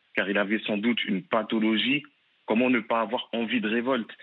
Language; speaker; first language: French; native; French